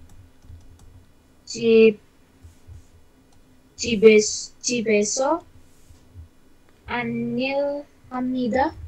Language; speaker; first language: Korean; non-native, learner; Indonesian